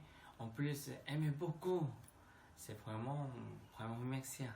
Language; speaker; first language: French; non-native, learner; Korean